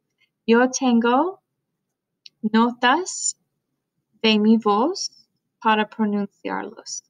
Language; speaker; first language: Spanish; non-native, fluent; English